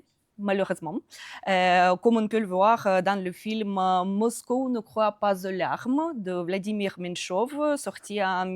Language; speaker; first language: French; non-native, fluent; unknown